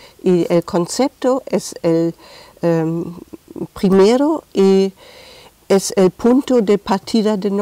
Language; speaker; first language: Spanish; non-native, fluent; German